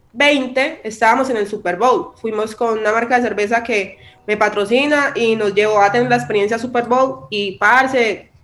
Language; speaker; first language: Spanish; native; Spanish